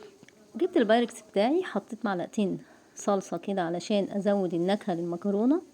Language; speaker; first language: Arabic; native; Arabic